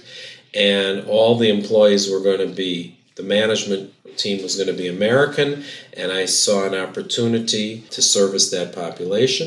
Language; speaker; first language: English; native; English